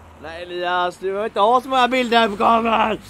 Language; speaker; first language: Swedish; native; Swedish